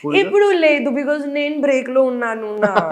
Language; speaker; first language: Telugu; non-native, fluent; Hindi